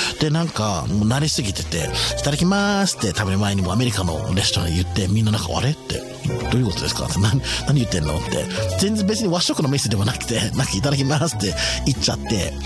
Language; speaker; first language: Japanese; non-native, fluent; English